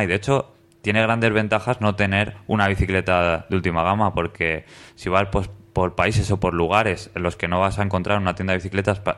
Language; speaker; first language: Spanish; native; Spanish